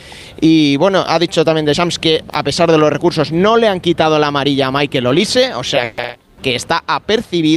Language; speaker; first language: Spanish; native; Spanish